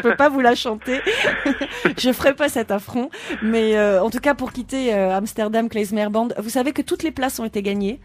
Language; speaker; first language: French; native; French